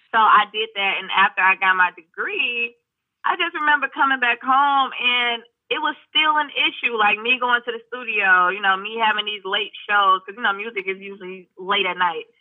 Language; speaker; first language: English; native; English